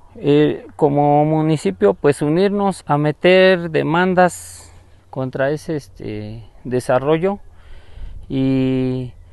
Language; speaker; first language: Spanish; native; Spanish